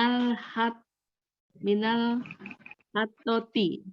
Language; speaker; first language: Arabic; non-native, learner; Indonesian